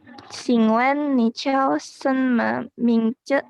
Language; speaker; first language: Chinese; non-native, learner; Indonesian